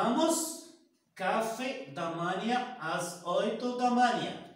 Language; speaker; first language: Portuguese; non-native, learner; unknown